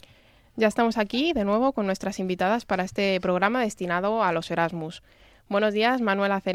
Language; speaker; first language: Spanish; native; Spanish